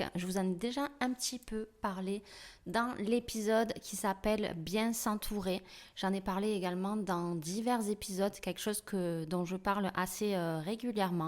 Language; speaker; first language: French; native; French